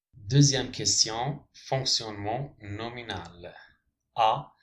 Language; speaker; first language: French; non-native, local second language; Arabic